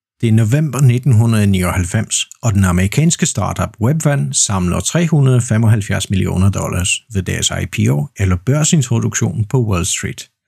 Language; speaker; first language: Danish; non-native, fluent; Polish